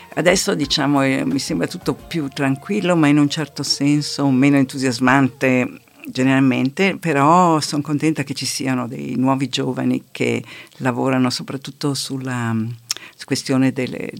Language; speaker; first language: Italian; native; Italian